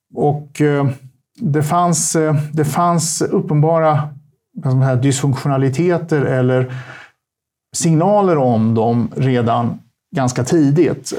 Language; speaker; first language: Swedish; early bilingual, other home language; Turkish